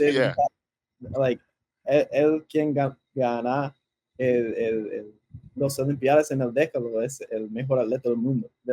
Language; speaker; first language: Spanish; early bilingual, heritage; English